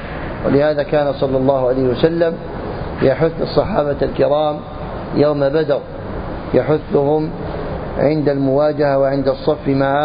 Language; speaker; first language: Arabic; native; Arabic